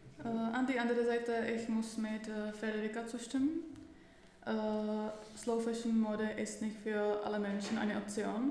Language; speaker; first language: German; non-native, learner; Czech